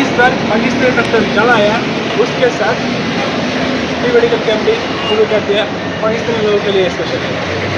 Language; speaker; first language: Hindi; non-native, fluent; Bangla